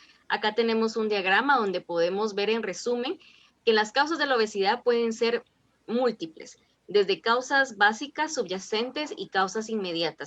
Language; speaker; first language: Spanish; native; Spanish